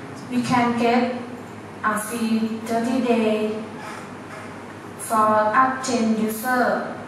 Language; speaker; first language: English; non-native, learner; Thai